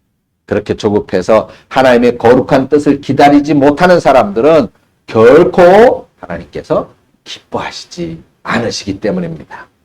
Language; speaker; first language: Korean; native; Korean